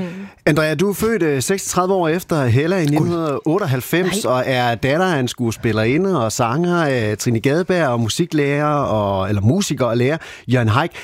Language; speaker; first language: Danish; native; Danish